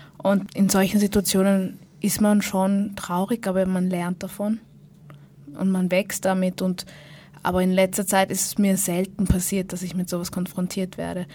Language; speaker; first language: German; early bilingual, other home language; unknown